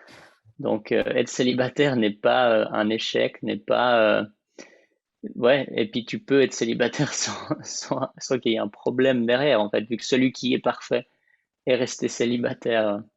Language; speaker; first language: French; native; French